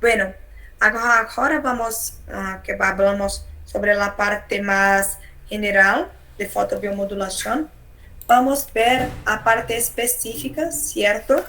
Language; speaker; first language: Spanish; non-native, learner; Portuguese